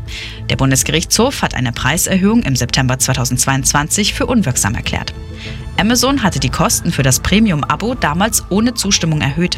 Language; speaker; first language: German; native; German